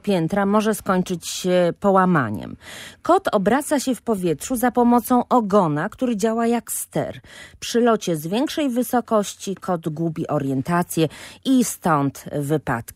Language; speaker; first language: Polish; native; Polish